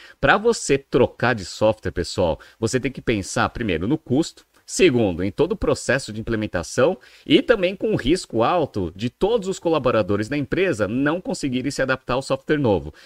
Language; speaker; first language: Portuguese; native; Portuguese